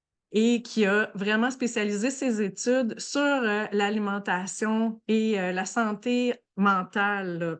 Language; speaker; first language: French; native; French